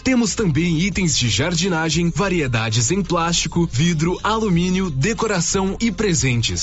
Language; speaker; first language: Portuguese; native; Portuguese